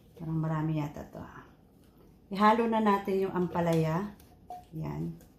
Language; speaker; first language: Filipino; non-native, local second language; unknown